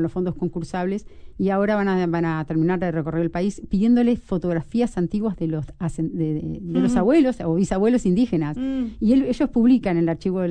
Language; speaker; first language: Spanish; native; Spanish